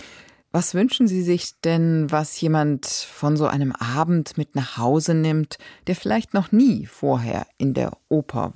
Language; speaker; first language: German; native; German